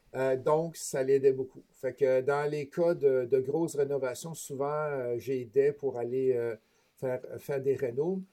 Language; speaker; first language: French; native; French